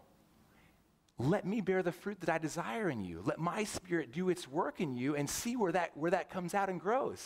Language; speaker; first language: English; native; English